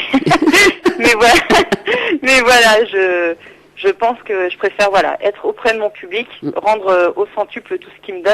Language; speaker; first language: French; native; French